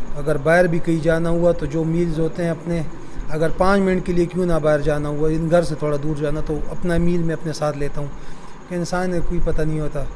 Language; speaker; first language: Urdu; non-native, local second language; Pashto